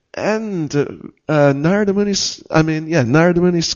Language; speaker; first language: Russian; non-native, learner; English